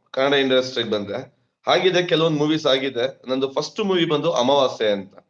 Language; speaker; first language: Kannada; native; Kannada